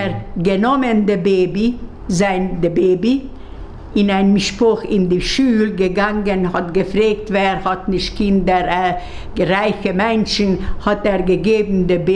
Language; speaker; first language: German; non-native, learner; Hungarian